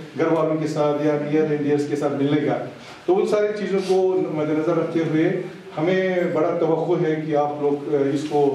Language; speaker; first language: Hindi; non-native, local second language; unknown